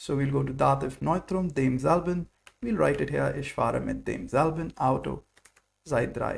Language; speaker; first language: German; non-native, fluent; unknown